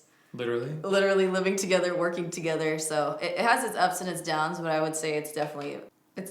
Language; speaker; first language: English; native; English